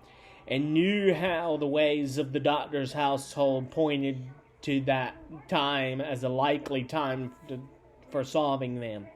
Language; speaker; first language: English; native; English